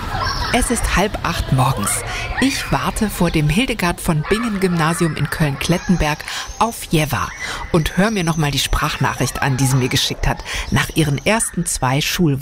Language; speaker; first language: German; native; German